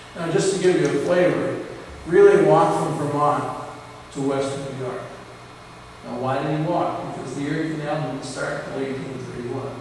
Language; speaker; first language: English; native; English